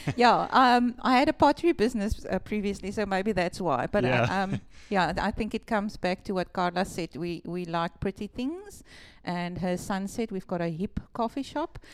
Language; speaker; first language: English; non-native, local second language; Afrikaans